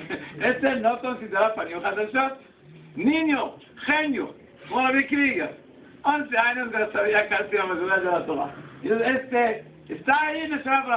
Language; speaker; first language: Spanish; non-native, learner; Hebrew